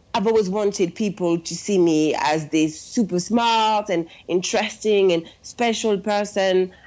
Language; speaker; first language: English; non-native, fluent; French